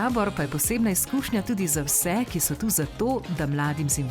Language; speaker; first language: Slovenian; native; Slovenian